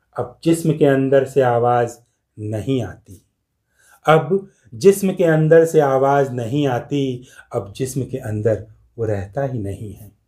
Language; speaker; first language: Hindi; native; Hindi